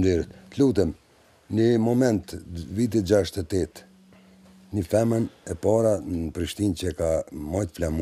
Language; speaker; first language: Albanian; native; Albanian